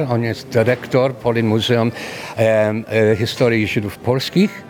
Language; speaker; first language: Polish; early bilingual, heritage; English